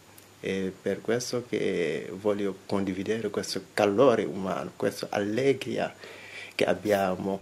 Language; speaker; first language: Italian; non-native, fluent; Wolof